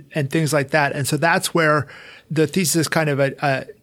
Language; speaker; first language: English; native; English